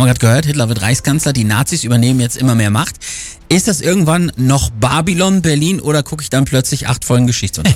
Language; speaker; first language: German; native; German